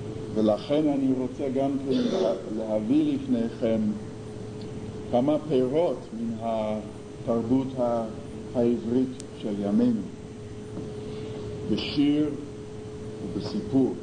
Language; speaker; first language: Hebrew; non-native, fluent; English